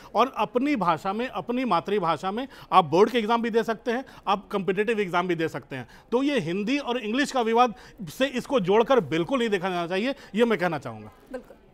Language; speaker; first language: Hindi; native; Hindi